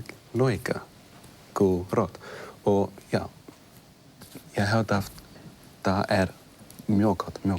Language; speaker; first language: Icelandic; non-native, learner; English